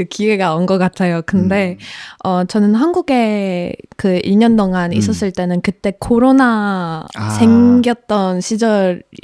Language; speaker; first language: Korean; non-native, fluent; Polish